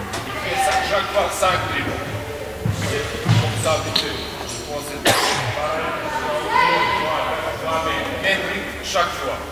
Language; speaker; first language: French; non-native, learner; Serbian